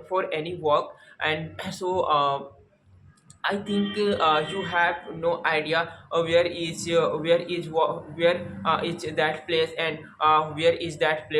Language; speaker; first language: English; non-native, learner; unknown